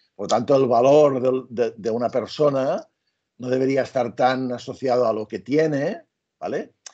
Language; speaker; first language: Spanish; native; Spanish